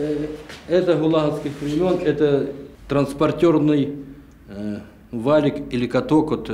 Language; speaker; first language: Russian; native; Russian